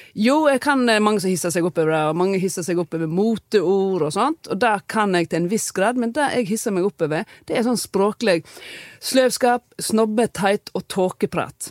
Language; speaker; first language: Norwegian; native; Norwegian